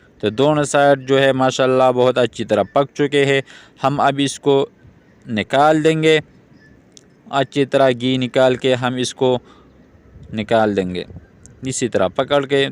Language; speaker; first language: Urdu; non-native, local second language; Pashto